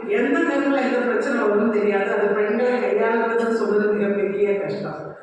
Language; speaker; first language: Tamil; non-native, local second language; Malayalam